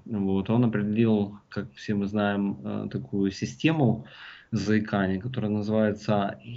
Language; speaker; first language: Russian; native; Russian